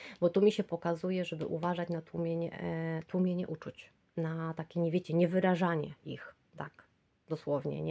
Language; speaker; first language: Polish; native; Polish